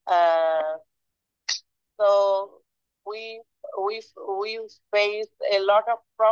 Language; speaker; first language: English; non-native, learner; Bangla